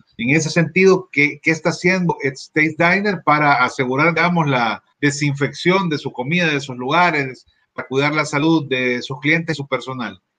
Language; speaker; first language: Spanish; native; Spanish